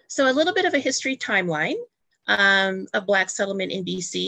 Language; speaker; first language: English; native; English